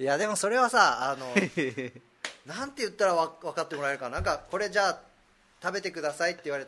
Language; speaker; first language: Japanese; native; Japanese